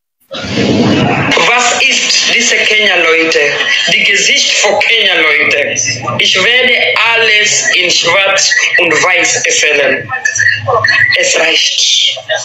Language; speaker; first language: German; non-native, learner; Swahili